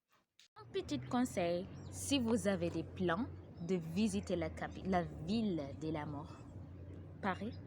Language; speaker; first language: French; non-native, learner; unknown